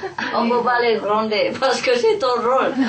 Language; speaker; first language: French; non-native, fluent; Vietnamese